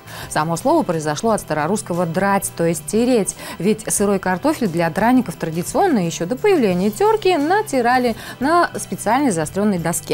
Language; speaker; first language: Russian; native; Russian